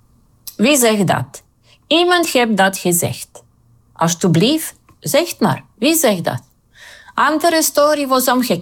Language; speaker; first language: Dutch; non-native, learner; Croatian